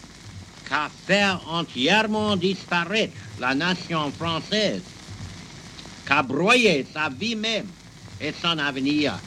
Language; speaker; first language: French; non-native, fluent; English